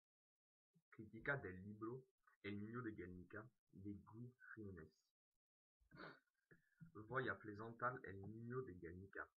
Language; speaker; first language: Spanish; non-native, learner; French